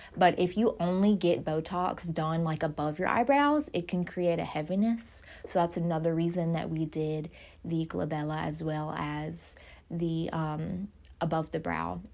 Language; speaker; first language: English; native; English